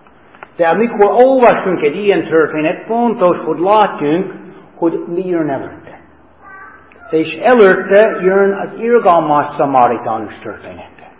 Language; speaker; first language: Hungarian; non-native, learner; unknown